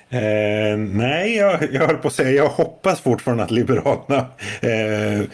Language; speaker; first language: Swedish; native; Swedish